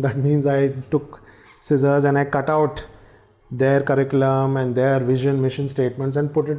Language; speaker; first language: English; non-native, local second language; Hindi